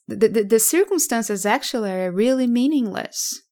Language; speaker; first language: English; non-native, fluent; Portuguese